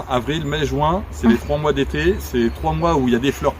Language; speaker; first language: French; native; French